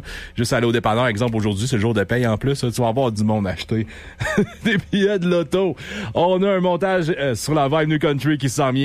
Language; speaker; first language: French; native; French